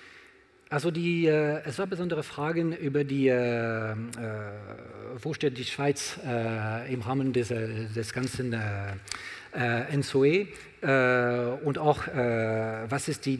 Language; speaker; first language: German; non-native, learner; French